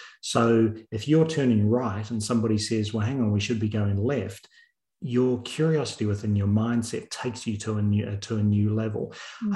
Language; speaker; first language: English; native; English